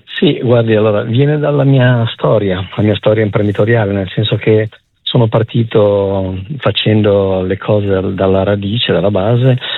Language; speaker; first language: Italian; native; Italian